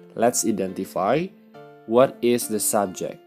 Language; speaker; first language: English; non-native, fluent; Indonesian